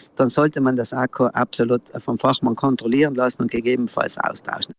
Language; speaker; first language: German; native; German